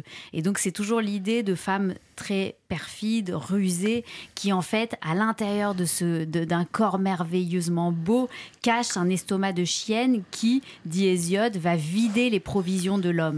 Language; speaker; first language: French; native; French